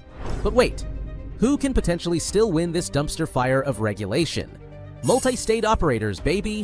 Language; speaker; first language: English; native; English